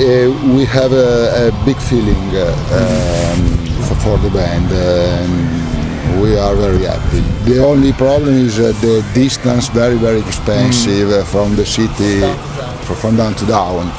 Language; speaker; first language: English; non-native, learner; Italian